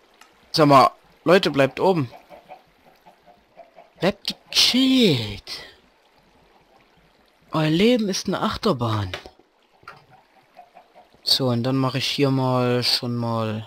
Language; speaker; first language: German; native; German